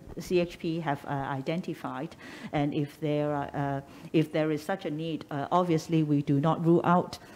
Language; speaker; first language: English; non-native, local second language; Cantonese